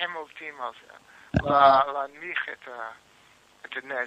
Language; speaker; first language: Hebrew; non-native, learner; English